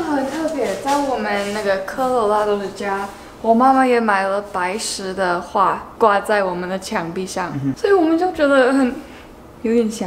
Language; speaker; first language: Chinese; non-native, fluent; English